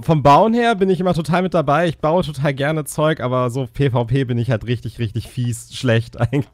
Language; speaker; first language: German; native; German